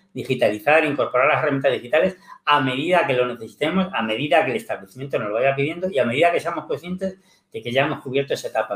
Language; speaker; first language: Spanish; native; Spanish